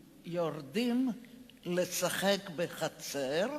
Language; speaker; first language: Hebrew; non-native, fluent; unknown